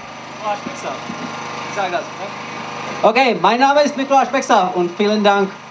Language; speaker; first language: German; non-native, fluent; Czech